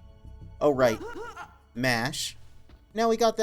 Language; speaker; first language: English; native; English